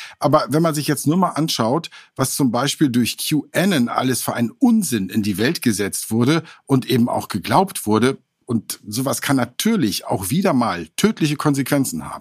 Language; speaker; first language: German; native; German